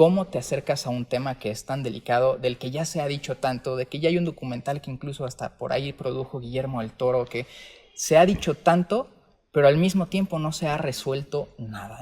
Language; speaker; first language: Spanish; native; Spanish